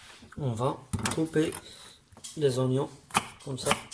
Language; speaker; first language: French; non-native, learner; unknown